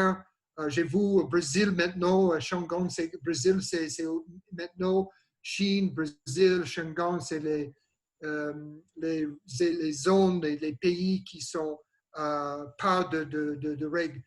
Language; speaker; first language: French; non-native, learner; English